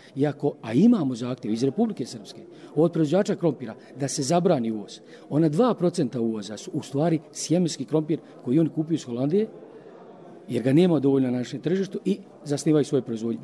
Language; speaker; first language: Croatian; native; Croatian